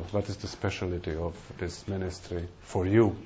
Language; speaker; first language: English; non-native, fluent; Hungarian